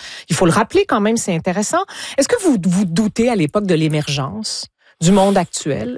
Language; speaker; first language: French; native; French